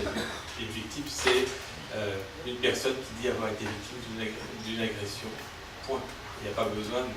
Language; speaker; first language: French; native; French